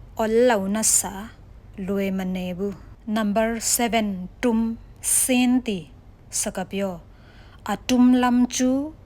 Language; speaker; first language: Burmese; non-native, local second language; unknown